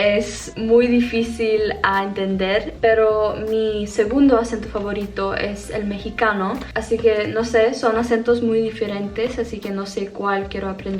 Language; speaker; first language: Spanish; non-native, fluent; English